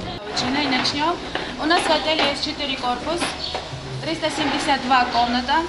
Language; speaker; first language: Russian; non-native, learner; Turkish